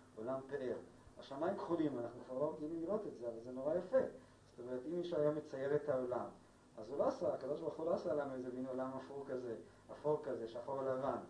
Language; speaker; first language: Hebrew; non-native, fluent; Spanish